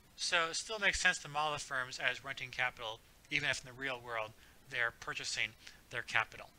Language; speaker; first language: English; native; English